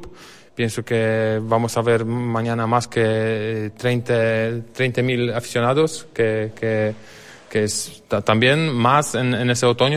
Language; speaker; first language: Spanish; non-native, fluent; Polish